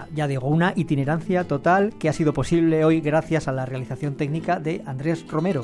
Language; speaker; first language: Spanish; native; Spanish